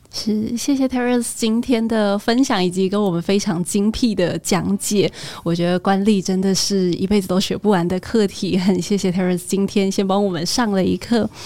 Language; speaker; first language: Chinese; native; Chinese